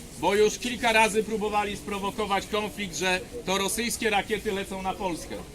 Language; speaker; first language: Polish; native; Polish